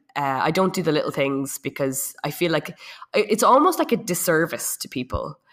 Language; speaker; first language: English; native; English